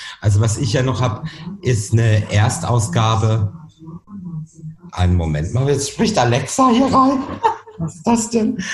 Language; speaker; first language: German; native; German